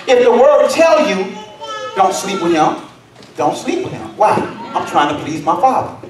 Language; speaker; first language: English; native; English